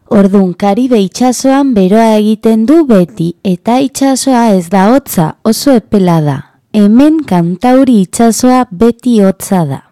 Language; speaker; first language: Basque; non-native, learner; Spanish